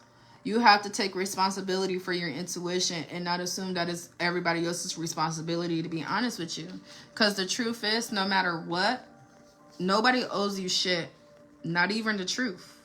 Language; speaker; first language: English; native; English